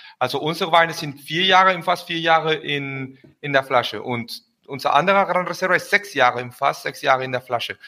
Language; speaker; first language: German; early bilingual, heritage; Spanish